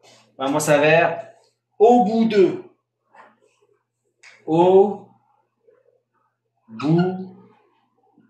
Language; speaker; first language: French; non-native, fluent; Spanish